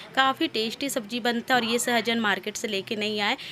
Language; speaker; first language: Hindi; native; Hindi